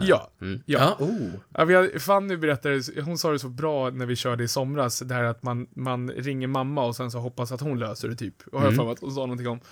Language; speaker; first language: Swedish; native; Swedish